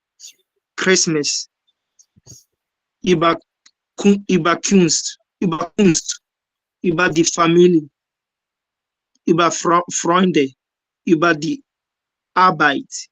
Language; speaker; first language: German; non-native, learner; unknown